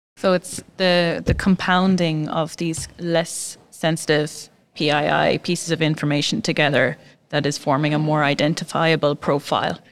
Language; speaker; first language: English; native; English